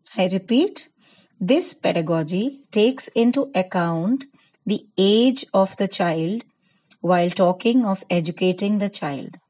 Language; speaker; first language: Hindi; non-native, local second language; Gujarati